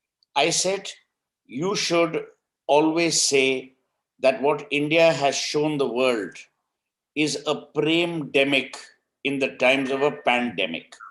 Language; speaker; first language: English; non-native, local second language; Hindi